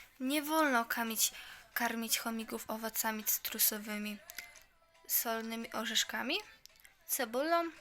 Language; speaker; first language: Polish; native; Polish